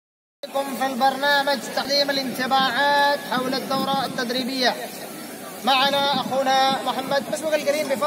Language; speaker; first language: Arabic; non-native, fluent; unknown